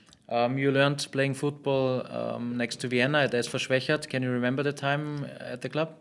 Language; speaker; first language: English; non-native, fluent; German